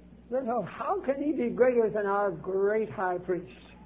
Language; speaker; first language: English; native; English